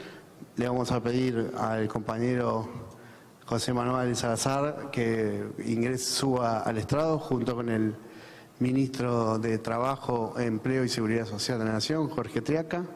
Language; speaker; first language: Spanish; native; Spanish